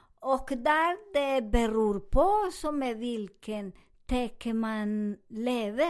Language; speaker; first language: Swedish; non-native, learner; Spanish